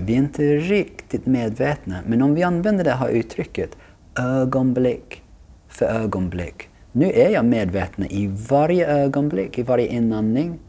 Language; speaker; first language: Swedish; non-native, fluent; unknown